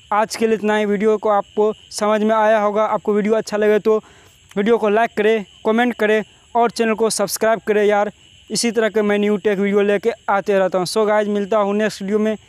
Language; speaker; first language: Hindi; native; Hindi